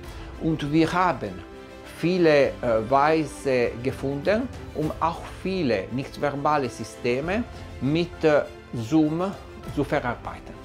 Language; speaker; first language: German; non-native, learner; Italian